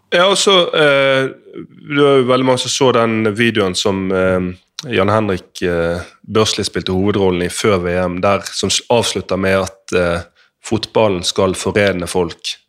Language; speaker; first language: Norwegian; native; Norwegian